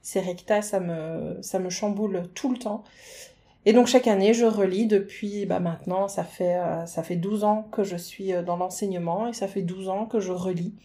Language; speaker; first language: French; native; French